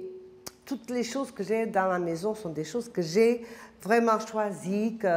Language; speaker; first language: French; non-native, fluent; Portuguese